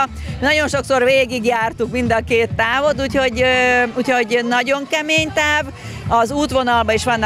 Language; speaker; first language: Hungarian; native; Hungarian